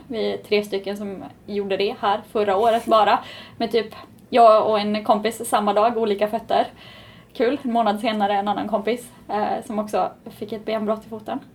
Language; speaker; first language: Swedish; native; Swedish